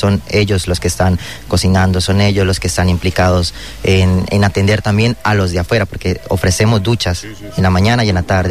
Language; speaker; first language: Spanish; native; Spanish